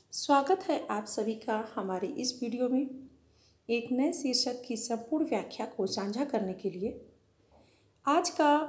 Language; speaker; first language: Hindi; native; Hindi